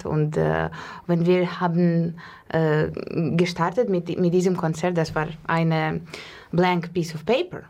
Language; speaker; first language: German; non-native, learner; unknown